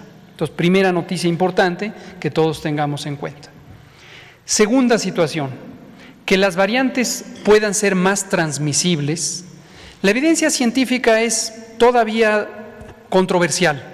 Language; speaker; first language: Spanish; native; Spanish